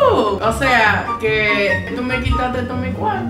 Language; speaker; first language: Spanish; non-native, fluent; English